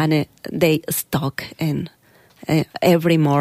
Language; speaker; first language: English; non-native, learner; Spanish